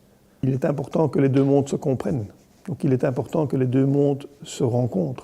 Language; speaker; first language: French; native; French